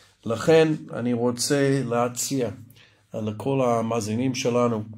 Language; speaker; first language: Hebrew; non-native, fluent; English